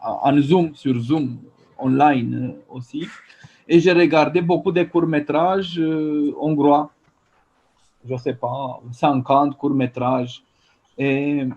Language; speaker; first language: French; non-native, fluent; Romanian